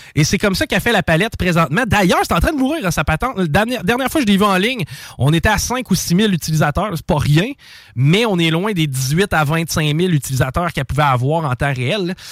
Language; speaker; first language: French; native; French